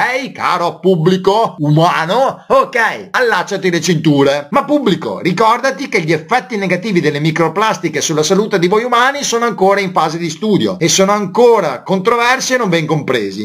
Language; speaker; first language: Italian; native; Italian